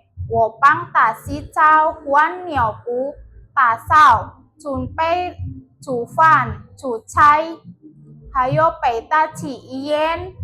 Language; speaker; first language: Chinese; non-native, learner; Indonesian